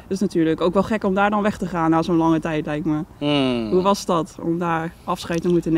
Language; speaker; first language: Dutch; native; Dutch